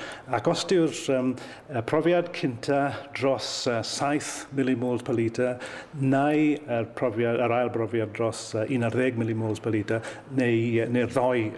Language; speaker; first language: Welsh; native; Welsh